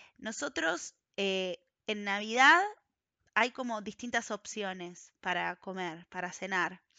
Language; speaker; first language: Spanish; native; Spanish